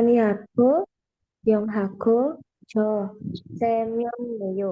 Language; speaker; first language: Korean; non-native, learner; Indonesian